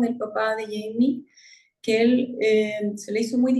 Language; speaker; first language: Spanish; native; Spanish